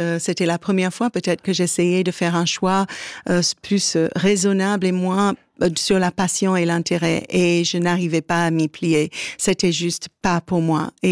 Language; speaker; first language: French; non-native, fluent; English